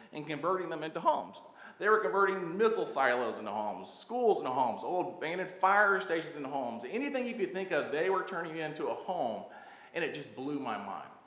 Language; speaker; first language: English; native; English